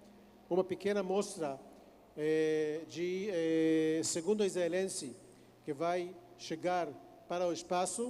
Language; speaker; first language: Portuguese; non-native, fluent; Hebrew